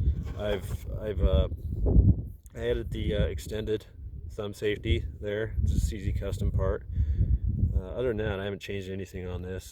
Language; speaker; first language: English; native; English